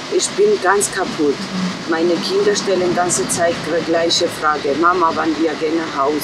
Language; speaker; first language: German; non-native, fluent; Georgian